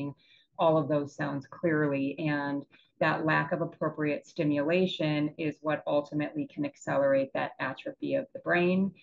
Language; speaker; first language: English; native; English